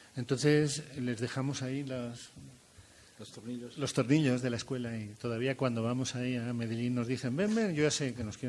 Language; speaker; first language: Spanish; native; Spanish